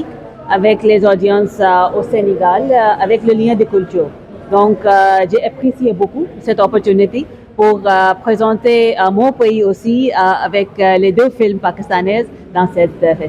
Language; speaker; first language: French; non-native, fluent; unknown